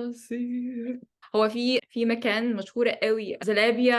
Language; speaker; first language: Egyptian Arabic; non-native, learner; English